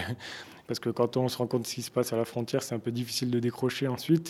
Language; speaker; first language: French; native; French